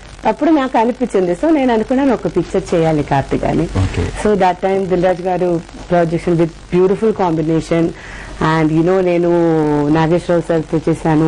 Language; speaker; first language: Telugu; non-native, fluent; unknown